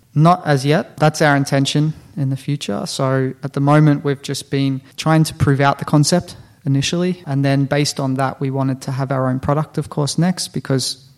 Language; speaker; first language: English; native; English